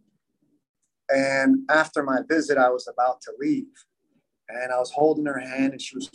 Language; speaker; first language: English; native; English